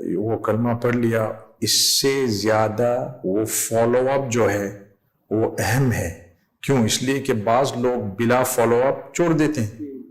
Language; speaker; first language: Urdu; non-native, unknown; English